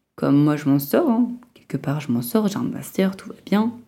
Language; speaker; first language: French; native; French